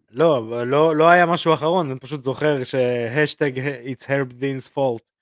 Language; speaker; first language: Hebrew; early bilingual, other home language; Russian